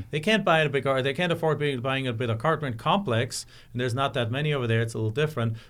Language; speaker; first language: English; non-native, fluent; German